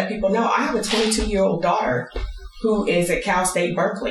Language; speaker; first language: English; native; English